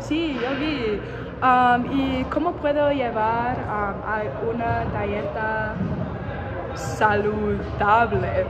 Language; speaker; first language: Spanish; non-native, learner; English